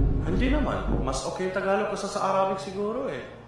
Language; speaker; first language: Filipino; non-native, fluent; Arabic